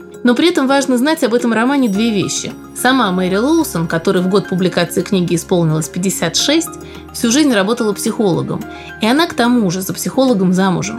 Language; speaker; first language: Russian; native; Russian